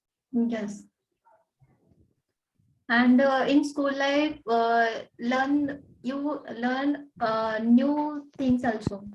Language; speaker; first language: English; non-native, learner; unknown